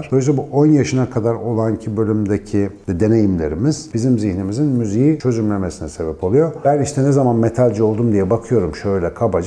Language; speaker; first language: Turkish; native; Turkish